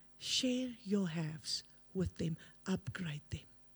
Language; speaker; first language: English; non-native, local second language; Afrikaans